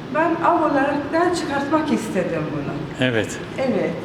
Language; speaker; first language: Turkish; non-native, fluent; Persian